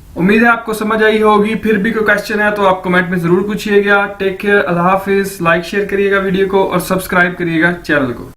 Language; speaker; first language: Urdu; native; Urdu